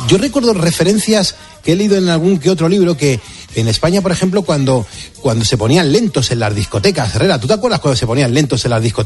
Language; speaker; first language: Spanish; native; Spanish